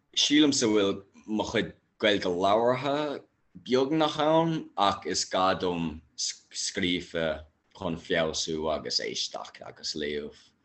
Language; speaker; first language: Irish; non-native, local second language; English